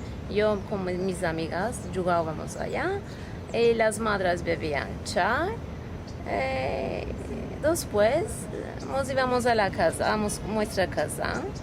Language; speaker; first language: Spanish; early bilingual, heritage; Ladino